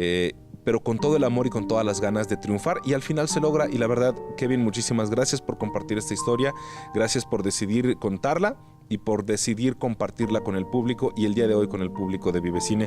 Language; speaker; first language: Spanish; native; Spanish